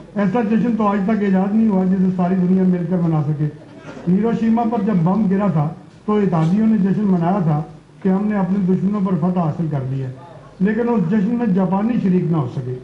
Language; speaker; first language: Urdu; non-native, local second language; Punjabi